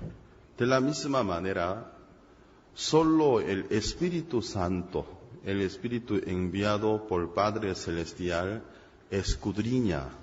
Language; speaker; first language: Spanish; non-native, fluent; Korean